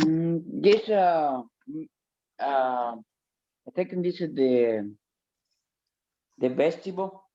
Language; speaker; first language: English; non-native, learner; Spanish